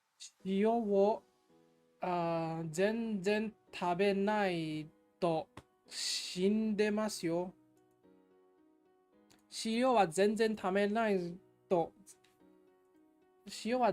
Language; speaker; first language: Japanese; non-native, learner; English